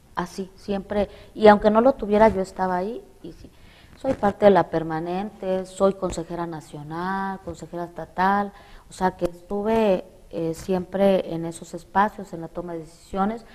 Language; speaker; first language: Spanish; native; Spanish